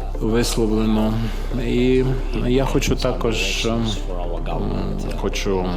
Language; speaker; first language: Ukrainian; non-native, local second language; Russian